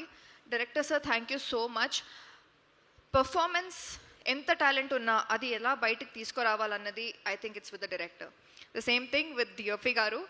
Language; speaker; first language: Telugu; non-native, learner; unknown